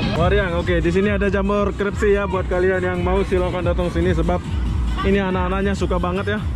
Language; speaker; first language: Indonesian; native; Indonesian